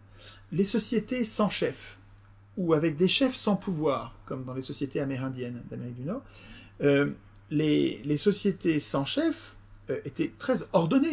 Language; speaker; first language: French; native; French